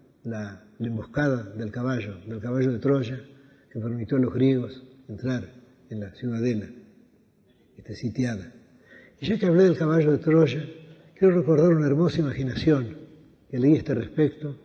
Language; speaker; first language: Spanish; native; Spanish